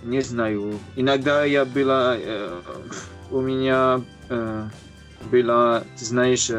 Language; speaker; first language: Russian; non-native, learner; French